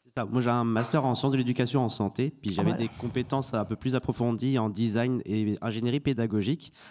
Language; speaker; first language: French; native; French